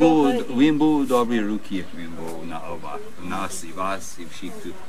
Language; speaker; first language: Ukrainian; native; Ukrainian